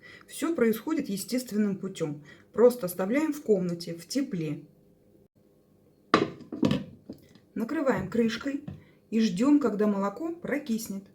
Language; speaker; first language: Russian; native; Russian